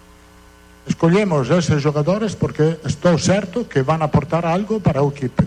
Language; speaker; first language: Portuguese; non-native, fluent; Italian